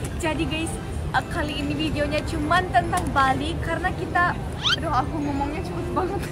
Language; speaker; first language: Indonesian; non-native, fluent; Russian